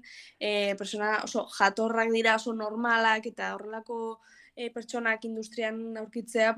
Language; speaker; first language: Basque; non-native, local second language; Spanish